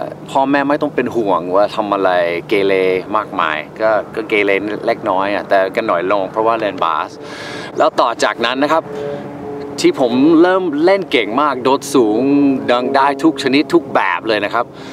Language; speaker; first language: Thai; non-native, fluent; English